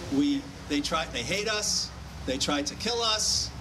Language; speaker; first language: English; native; English